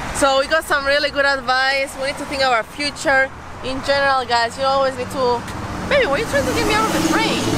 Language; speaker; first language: English; non-native, fluent; Greek